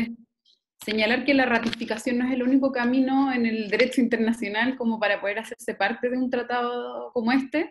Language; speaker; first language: Spanish; native; Spanish